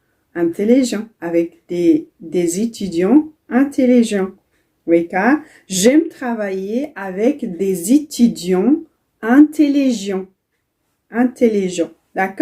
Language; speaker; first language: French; non-native, fluent; Tigrinya